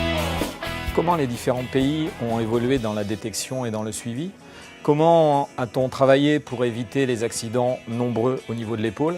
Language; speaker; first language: French; native; French